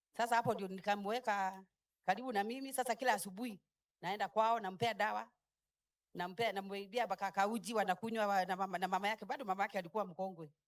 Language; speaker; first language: Swahili; non-native, local second language; Kikuyu